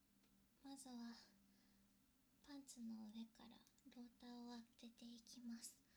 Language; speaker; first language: Japanese; native; Japanese